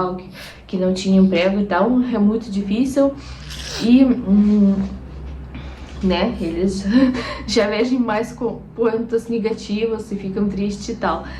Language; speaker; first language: Portuguese; non-native, fluent; Russian